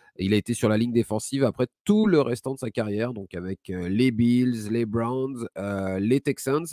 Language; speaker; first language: French; native; French